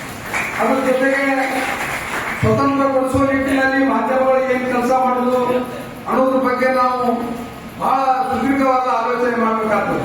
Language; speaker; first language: Kannada; native; Kannada